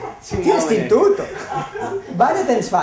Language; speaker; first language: Greek; non-native, fluent; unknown